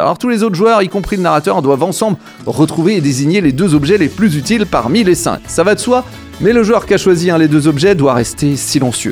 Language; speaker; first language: French; native; French